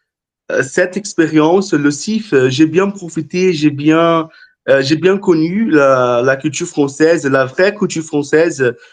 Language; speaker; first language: French; non-native, fluent; Portuguese